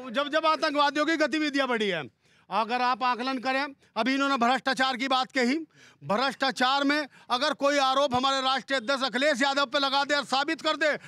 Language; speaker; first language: Hindi; native; Hindi